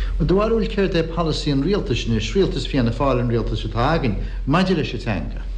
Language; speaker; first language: Irish; native; Irish